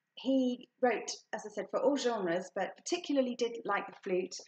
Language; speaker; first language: English; native; English